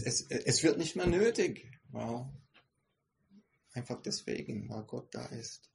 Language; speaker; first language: German; non-native, fluent; English